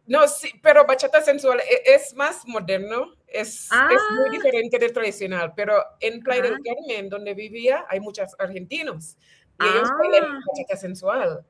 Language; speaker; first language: Spanish; non-native, fluent; English